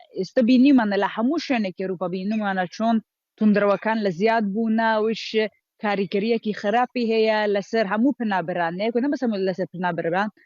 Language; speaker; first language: Central Kurdish; early bilingual, heritage; Central Kurdish